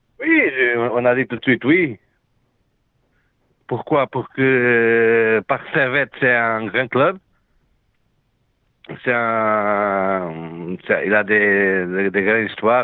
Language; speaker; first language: French; non-native, learner; Portuguese